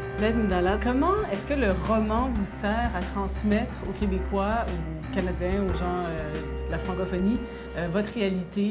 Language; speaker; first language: French; native; French